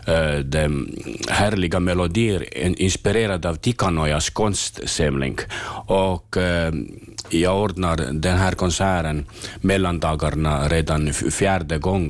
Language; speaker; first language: Swedish; non-native, learner; Finnish